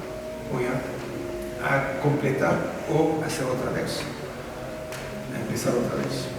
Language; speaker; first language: Spanish; non-native, fluent; French